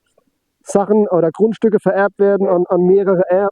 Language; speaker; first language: German; native; German